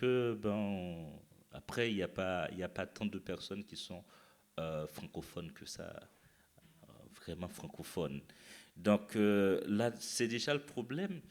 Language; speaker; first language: French; non-native, local second language; Haitian Creole